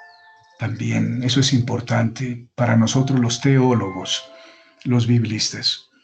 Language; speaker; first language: Spanish; native; Spanish